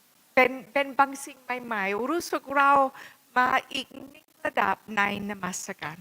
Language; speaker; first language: Thai; non-native, fluent; English